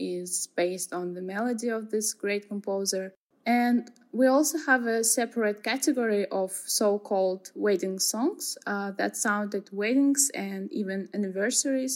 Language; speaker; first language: English; non-native, fluent; Kazakh